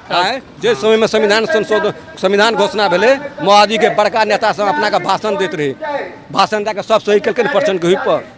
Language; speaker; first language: Maithili; native; Maithili